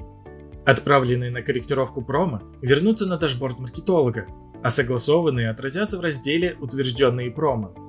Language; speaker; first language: Russian; native; Russian